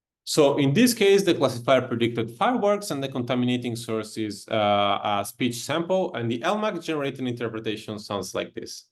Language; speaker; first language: English; non-native, fluent; Italian